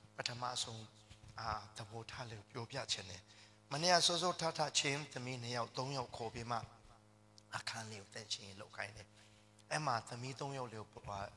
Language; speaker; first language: Burmese; non-native, local second language; Hakha Chin